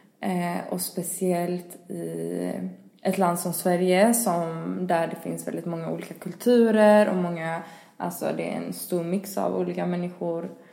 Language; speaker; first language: Swedish; early bilingual, other home language; Albanian